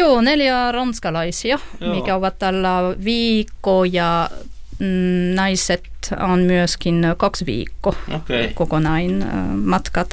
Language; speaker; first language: Finnish; non-native, fluent; French